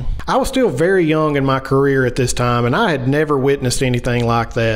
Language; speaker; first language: English; native; English